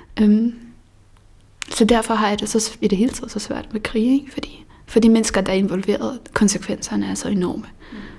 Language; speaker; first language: Danish; early bilingual, other home language; Bosnian